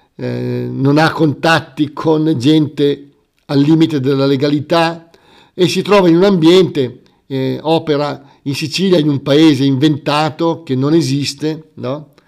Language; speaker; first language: Italian; native; Italian